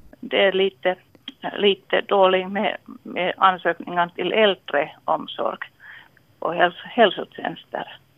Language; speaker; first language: Swedish; non-native, local second language; Finnish